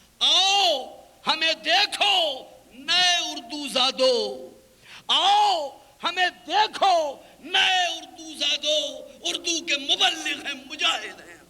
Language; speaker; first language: Urdu; native; Urdu